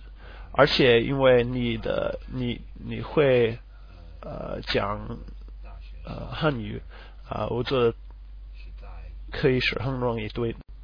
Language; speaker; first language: Chinese; non-native, learner; English